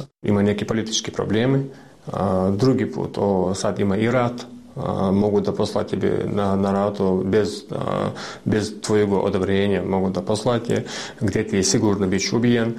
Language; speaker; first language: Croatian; non-native, learner; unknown